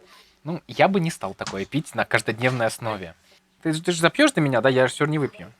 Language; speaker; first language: Russian; native; Russian